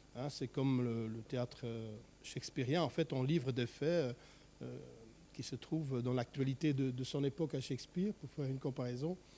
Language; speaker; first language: French; native; French